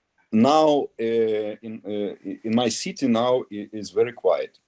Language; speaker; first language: English; non-native, learner; Ukrainian